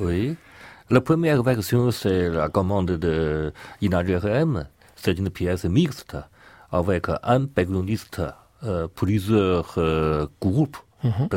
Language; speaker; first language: French; non-native, learner; Chinese